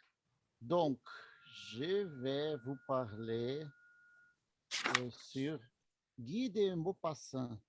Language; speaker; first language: French; non-native, learner; Portuguese